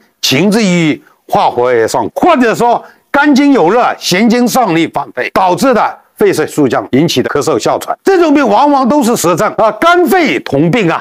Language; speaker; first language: Chinese; native; Chinese